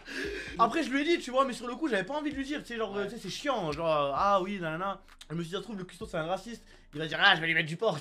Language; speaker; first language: French; native; French